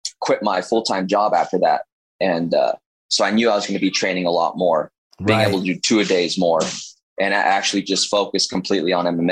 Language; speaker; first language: English; native; English